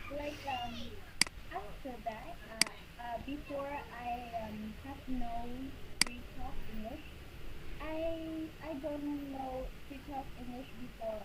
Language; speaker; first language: English; non-native, learner; Vietnamese